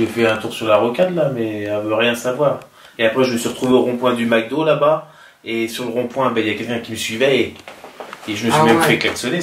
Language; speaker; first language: French; native; French